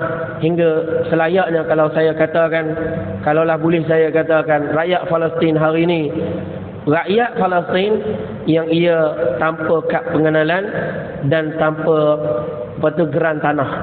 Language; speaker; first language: Malay; native; Malay